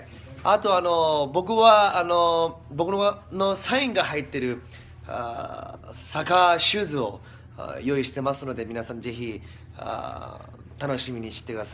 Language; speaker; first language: Japanese; non-native, fluent; Korean